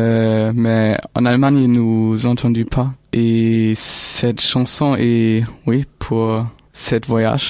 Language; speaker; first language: French; non-native, learner; German